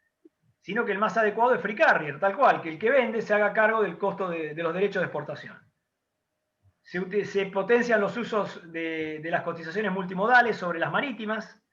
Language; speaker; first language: Spanish; native; Spanish